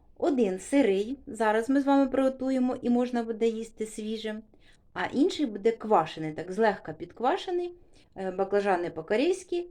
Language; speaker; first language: Ukrainian; non-native, local second language; Russian